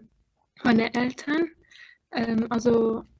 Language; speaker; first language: German; non-native, fluent; Arabic